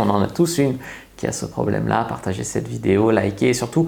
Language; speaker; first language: French; native; French